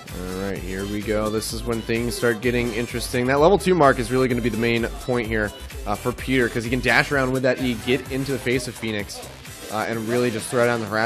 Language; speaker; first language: English; native; English